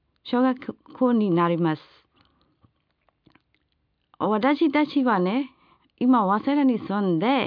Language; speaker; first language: Japanese; non-native, learner; Burmese